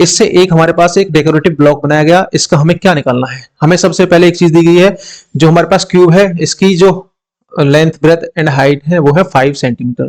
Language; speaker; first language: Hindi; native; Hindi